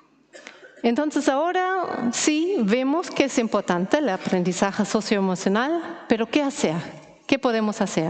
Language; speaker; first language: Spanish; non-native, fluent; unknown